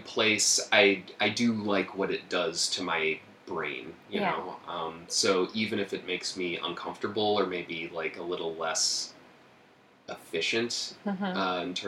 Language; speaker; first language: English; native; English